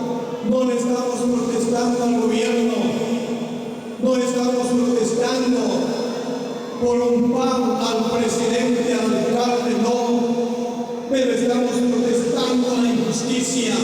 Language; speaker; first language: Spanish; native; Spanish